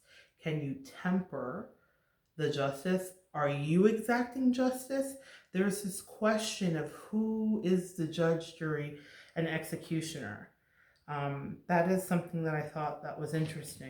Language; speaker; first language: English; native; English